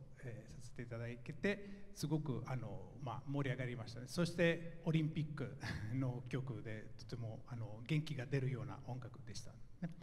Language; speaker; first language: Japanese; non-native, fluent; Italian